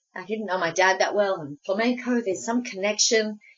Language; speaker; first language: English; early bilingual, other home language; Spanish